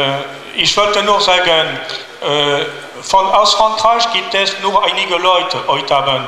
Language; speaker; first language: German; non-native, learner; French